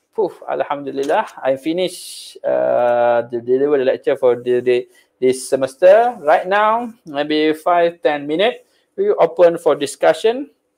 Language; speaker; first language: English; non-native, local second language; Malay